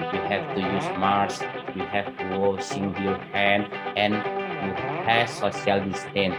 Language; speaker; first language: English; non-native, local second language; Indonesian